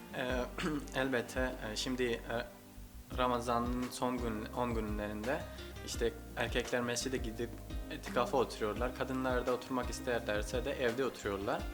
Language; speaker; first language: Turkish; non-native, fluent; Urdu